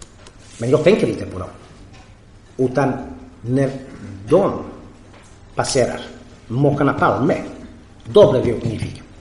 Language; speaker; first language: Swedish; non-native, fluent; Croatian